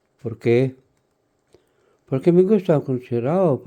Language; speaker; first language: Spanish; non-native, learner; Filipino